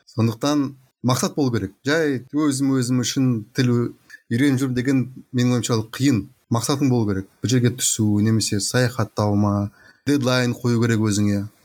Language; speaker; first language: Kazakh; native; Kazakh